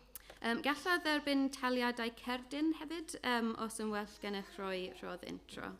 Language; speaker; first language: Welsh; non-native, fluent; English